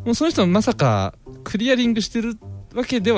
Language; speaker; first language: Japanese; native; Japanese